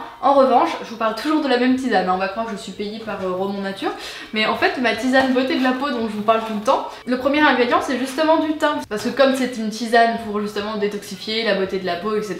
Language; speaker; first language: French; native; French